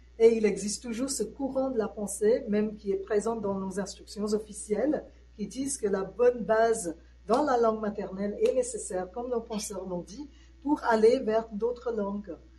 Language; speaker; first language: French; non-native, fluent; Tamil